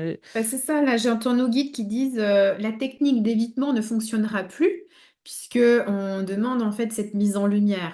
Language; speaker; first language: French; native; French